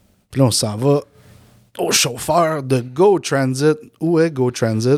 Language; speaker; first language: French; native; French